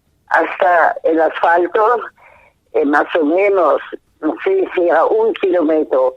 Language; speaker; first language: Spanish; non-native, fluent; German